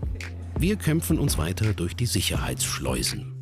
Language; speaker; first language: German; native; German